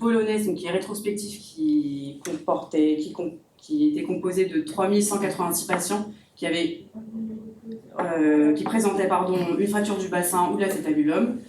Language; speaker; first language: French; native; French